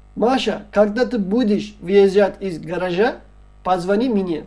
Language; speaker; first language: Russian; non-native, learner; Turkish